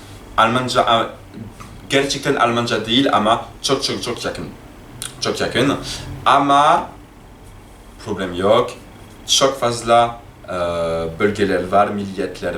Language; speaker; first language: Turkish; non-native, learner; French